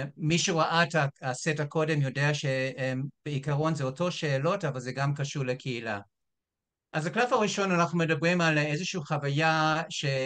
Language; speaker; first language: Hebrew; non-native, fluent; English